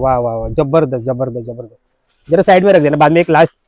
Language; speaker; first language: Hindi; non-native, local second language; Marathi